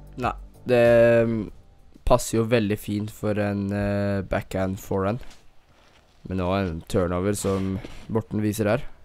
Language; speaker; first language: Norwegian; native; Norwegian